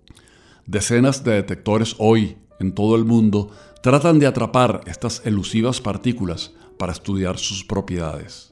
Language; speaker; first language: Spanish; native; Spanish